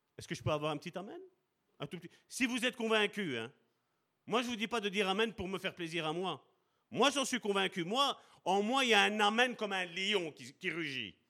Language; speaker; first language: French; early bilingual, other home language; Italian